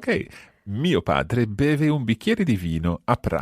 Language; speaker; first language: Italian; non-native, fluent; English